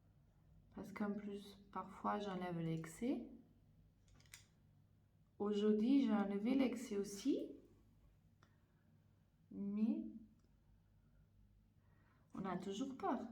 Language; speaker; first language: French; non-native, fluent; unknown